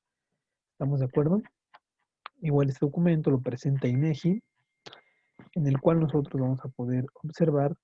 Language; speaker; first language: Spanish; native; Spanish